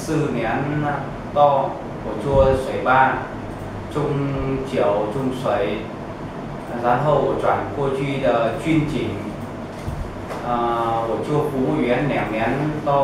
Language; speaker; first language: Chinese; non-native, learner; Vietnamese